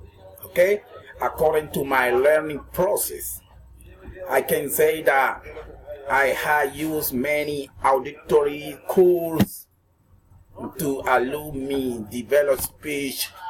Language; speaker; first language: English; non-native, learner; Spanish